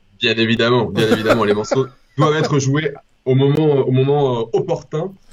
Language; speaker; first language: French; early bilingual, other home language; Spanish